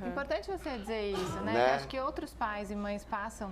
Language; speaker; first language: Portuguese; native; Portuguese